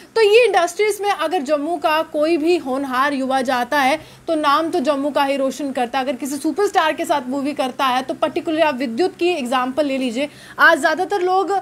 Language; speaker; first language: Hindi; non-native, local second language; Dogri